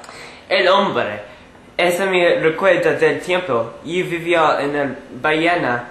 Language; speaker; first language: Spanish; non-native, learner; English